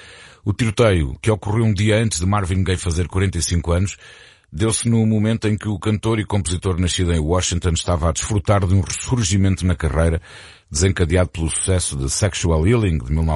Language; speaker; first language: Portuguese; native; Portuguese